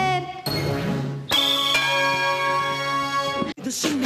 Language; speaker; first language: Chinese; native; Chinese